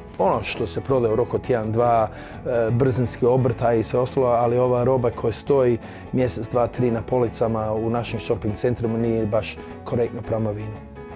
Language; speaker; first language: Croatian; early bilingual, heritage; Croatian